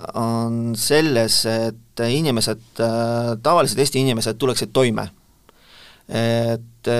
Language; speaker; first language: Estonian; non-native, local second language; Russian